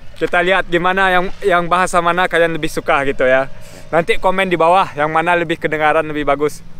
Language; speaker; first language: Indonesian; non-native, fluent; German